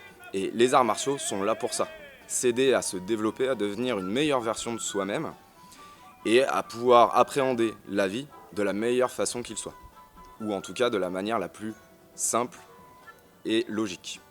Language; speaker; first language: French; native; French